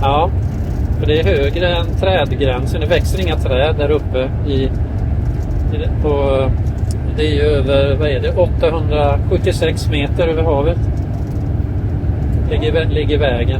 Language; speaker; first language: Swedish; native; Swedish